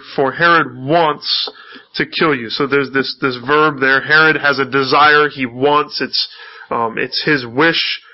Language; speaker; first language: English; native; English